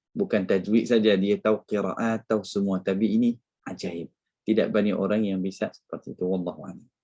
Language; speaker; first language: Malay; non-native, fluent; Arabic